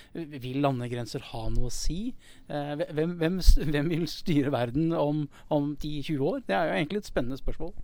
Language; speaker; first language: Norwegian; native; Norwegian